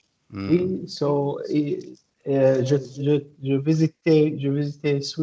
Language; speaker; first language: French; non-native, learner; Arabic